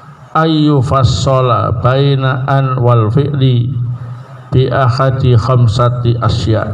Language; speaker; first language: Arabic; non-native, fluent; Indonesian